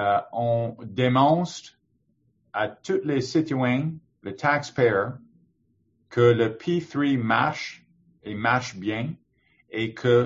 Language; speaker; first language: French; non-native, learner; English